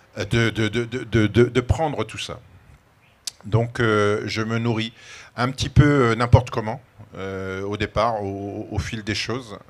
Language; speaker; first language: French; native; French